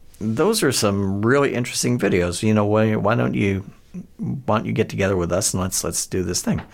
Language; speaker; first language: English; native; English